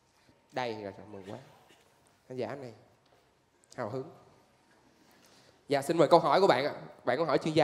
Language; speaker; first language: Vietnamese; native; Vietnamese